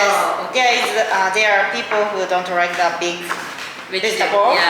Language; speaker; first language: English; non-native, learner; Japanese